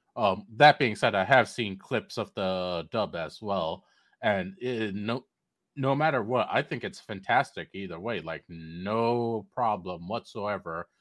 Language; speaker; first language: English; non-native, local second language; Sinhala